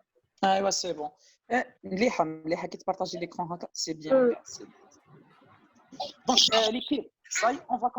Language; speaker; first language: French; non-native, local second language; Arabic